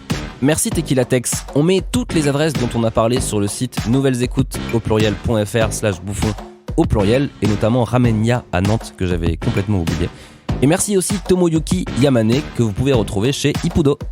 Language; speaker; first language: French; native; French